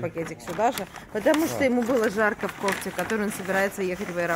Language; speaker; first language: Russian; native; Russian